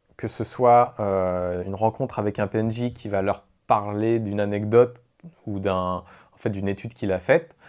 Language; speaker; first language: French; native; French